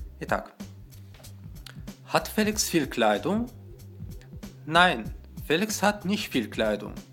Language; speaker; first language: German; non-native, fluent; Russian